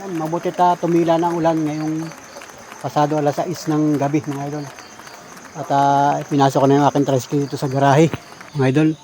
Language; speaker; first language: Filipino; native; Filipino